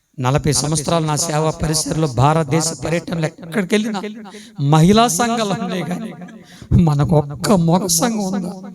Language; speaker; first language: Telugu; non-native, local second language; Lambadi